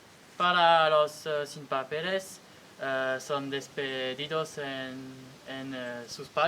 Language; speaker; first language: Spanish; non-native, learner; French